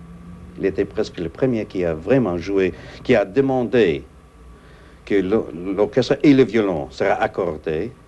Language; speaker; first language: French; non-native, fluent; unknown